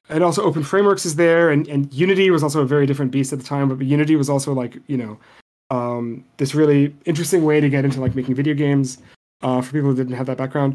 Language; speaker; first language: English; non-native, fluent; Arabic